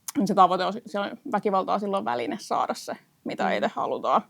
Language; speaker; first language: Finnish; native; Finnish